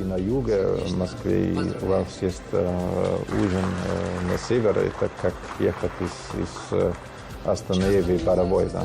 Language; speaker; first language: Russian; non-native, fluent; German